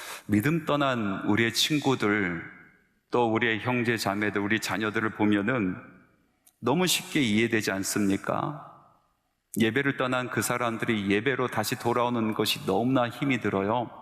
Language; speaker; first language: Korean; native; Korean